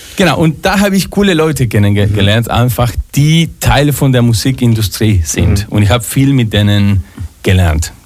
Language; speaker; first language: German; non-native, fluent; Spanish